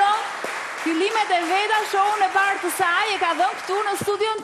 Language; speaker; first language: Albanian; native; Albanian